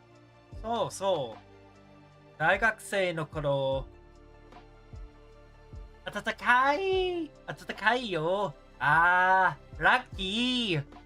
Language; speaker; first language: Japanese; non-native, learner; English